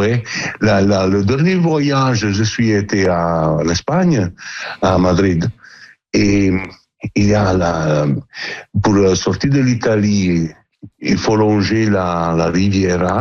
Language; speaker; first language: French; non-native, learner; Italian